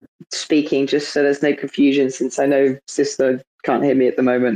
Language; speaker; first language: English; native; English